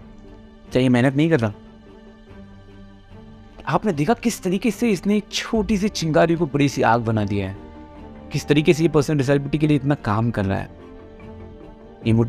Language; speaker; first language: Hindi; native; Hindi